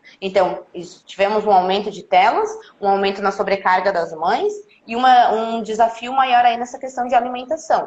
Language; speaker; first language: Portuguese; native; Portuguese